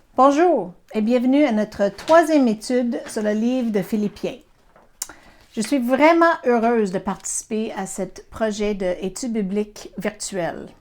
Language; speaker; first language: French; non-native, fluent; English